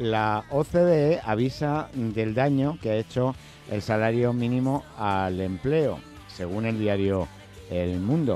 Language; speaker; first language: Spanish; native; Spanish